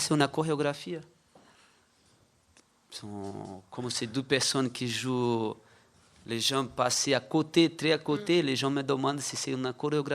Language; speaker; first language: French; non-native, fluent; Portuguese